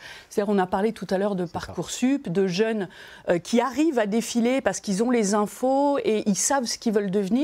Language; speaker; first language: French; native; French